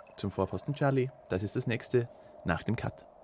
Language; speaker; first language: German; native; German